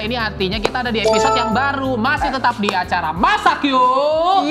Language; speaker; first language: Indonesian; native; Indonesian